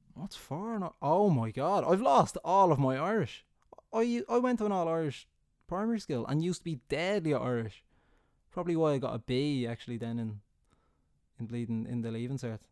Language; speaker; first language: English; native; English